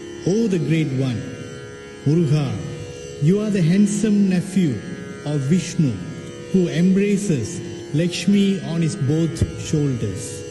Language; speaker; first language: English; early bilingual, other home language; Tamil